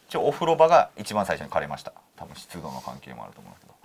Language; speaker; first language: Japanese; native; Japanese